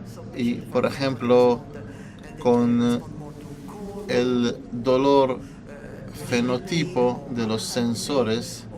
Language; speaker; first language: Spanish; non-native, fluent; Italian